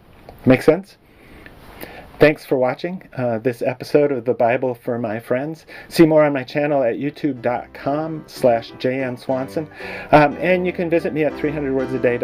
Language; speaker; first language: English; native; English